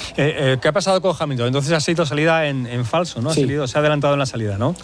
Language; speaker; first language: Spanish; native; Spanish